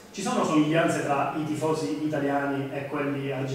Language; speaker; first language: Italian; native; Italian